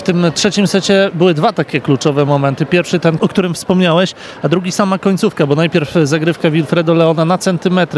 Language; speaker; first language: Polish; native; Polish